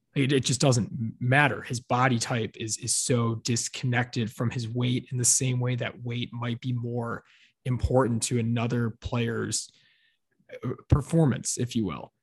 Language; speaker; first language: English; native; English